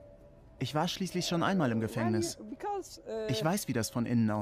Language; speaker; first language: German; native; German